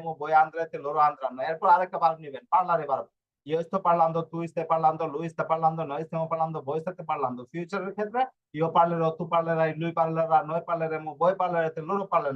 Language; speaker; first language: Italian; non-native, learner; Bangla